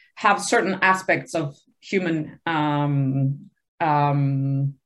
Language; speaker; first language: English; early bilingual, other home language; Spanish